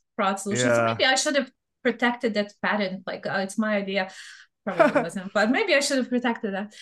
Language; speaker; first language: English; non-native, fluent; Bosnian